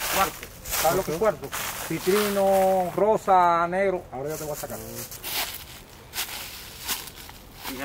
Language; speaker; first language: Spanish; native; Spanish